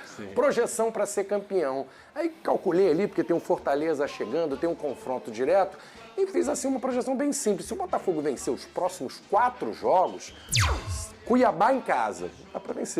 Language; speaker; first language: Portuguese; native; Portuguese